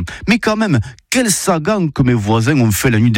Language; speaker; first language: French; native; French